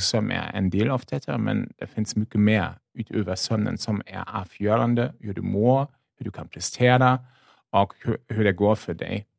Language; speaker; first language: Swedish; non-native, fluent; German